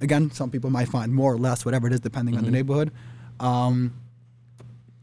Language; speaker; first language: English; early bilingual, other home language; Yiddish